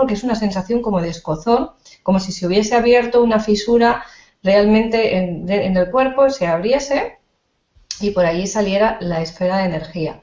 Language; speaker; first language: Spanish; native; Spanish